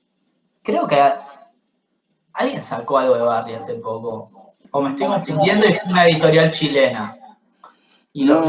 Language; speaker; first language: Spanish; native; Spanish